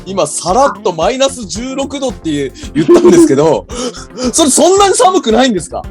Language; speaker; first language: Japanese; native; Japanese